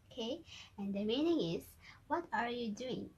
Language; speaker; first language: English; non-native, local second language; Malay